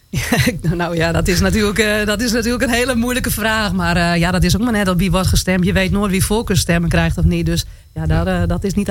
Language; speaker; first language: Dutch; native; Dutch